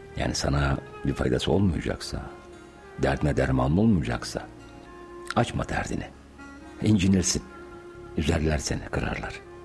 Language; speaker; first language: Turkish; native; Turkish